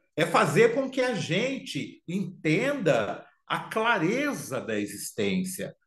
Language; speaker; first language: Portuguese; native; Portuguese